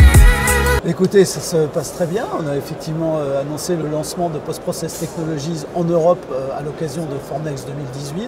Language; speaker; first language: French; native; French